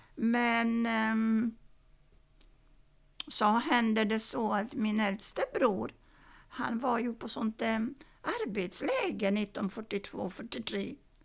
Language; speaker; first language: Swedish; non-native, fluent; Yiddish